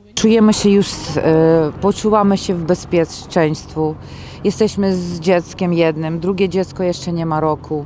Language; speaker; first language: Polish; non-native, learner; Ukrainian